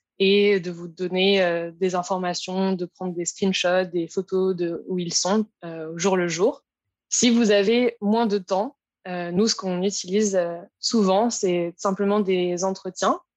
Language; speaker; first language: French; native; French